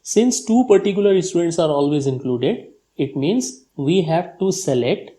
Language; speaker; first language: English; non-native, local second language; Nepali